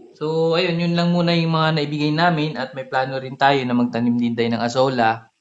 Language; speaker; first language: Filipino; non-native, local second language; Cebuano